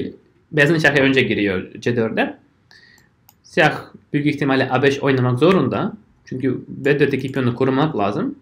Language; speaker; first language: Turkish; non-native, fluent; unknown